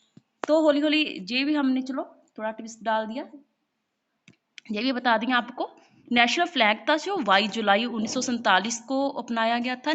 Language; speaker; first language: Hindi; non-native, local second language; Punjabi